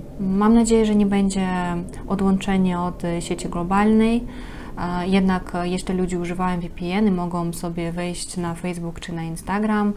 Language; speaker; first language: Polish; non-native, fluent; Russian